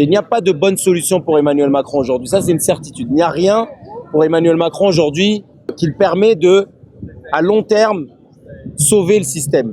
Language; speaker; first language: French; native; French